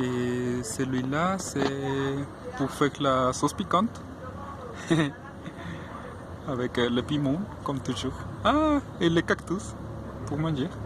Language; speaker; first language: French; non-native, fluent; Spanish